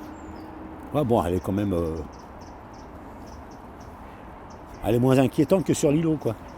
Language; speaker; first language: French; native; French